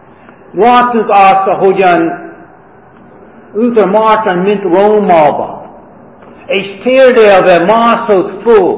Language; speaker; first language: Hungarian; non-native, fluent; English